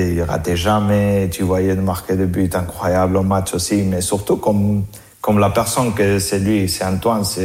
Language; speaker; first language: French; non-native, fluent; Spanish